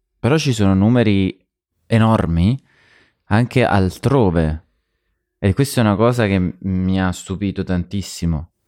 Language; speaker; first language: Italian; native; Italian